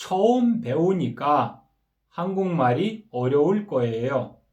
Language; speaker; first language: Korean; non-native, fluent; Kyrgyz